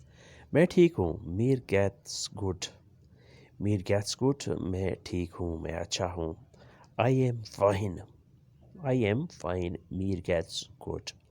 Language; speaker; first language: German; non-native, learner; Urdu